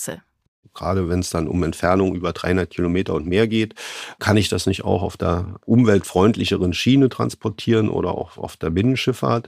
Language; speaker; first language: German; native; German